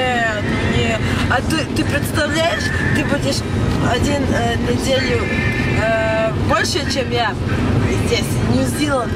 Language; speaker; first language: Russian; non-native, learner; Latvian